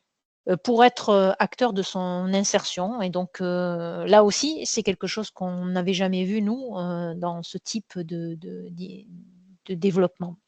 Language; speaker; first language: French; native; French